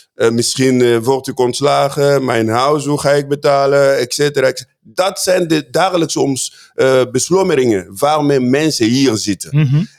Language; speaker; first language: Dutch; non-native, fluent; Swahili